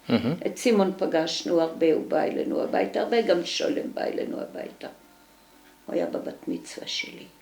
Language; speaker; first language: Hebrew; early bilingual, other home language; Dutch